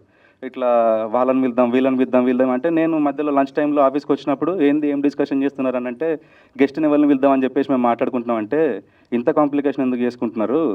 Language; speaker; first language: Telugu; native; Telugu